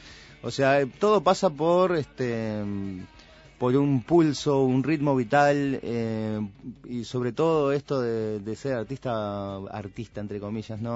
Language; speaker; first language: Spanish; native; Spanish